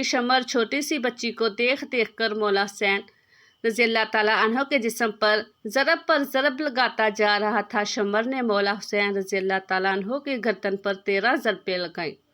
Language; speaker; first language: Urdu; native; Urdu